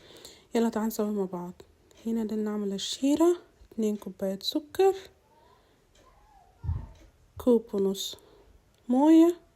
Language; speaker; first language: Arabic; native; Arabic